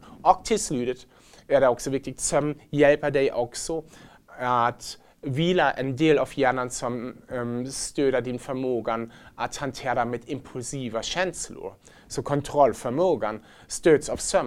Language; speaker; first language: Swedish; non-native, fluent; German